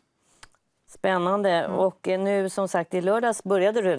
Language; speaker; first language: Swedish; native; Swedish